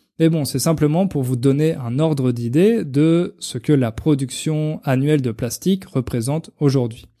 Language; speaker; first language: French; native; French